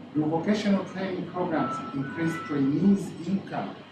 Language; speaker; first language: English; non-native, local second language; Swahili